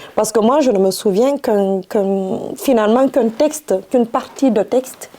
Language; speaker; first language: French; non-native, local second language; Fula